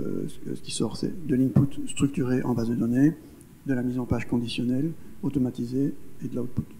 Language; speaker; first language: French; native; French